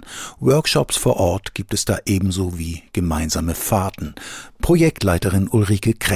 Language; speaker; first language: German; native; German